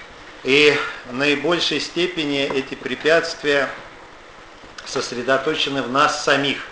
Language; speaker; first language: Russian; native; Russian